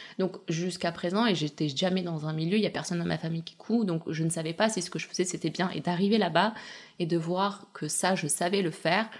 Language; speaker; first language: French; early bilingual, other home language; Russian